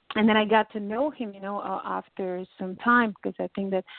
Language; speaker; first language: English; non-native, fluent; Bulgarian